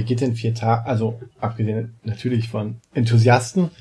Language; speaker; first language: German; native; German